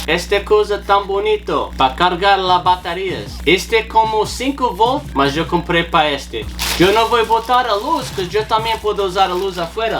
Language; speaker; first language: Spanish; non-native, learner; English